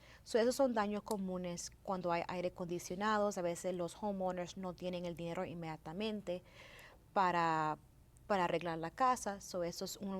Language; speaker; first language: Spanish; early bilingual, heritage; Spanish